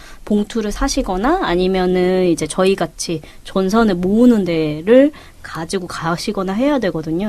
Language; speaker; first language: Korean; native; Korean